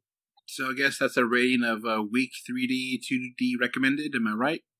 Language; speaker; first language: English; native; English